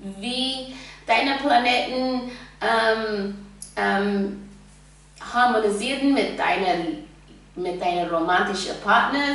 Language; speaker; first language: German; non-native, fluent; English